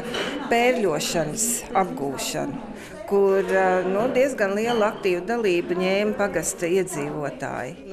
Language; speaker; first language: Latvian; native; Latvian